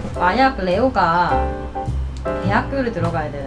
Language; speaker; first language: Korean; native; Korean